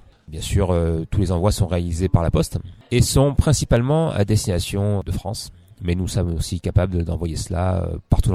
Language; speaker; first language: French; native; French